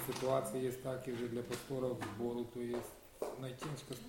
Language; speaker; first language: Polish; non-native, learner; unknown